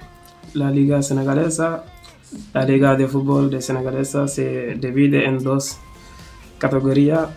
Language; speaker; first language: Spanish; non-native, learner; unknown